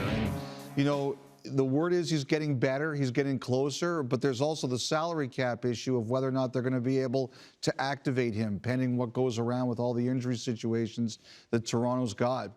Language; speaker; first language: English; native; English